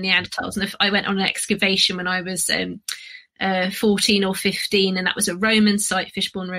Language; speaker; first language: English; native; English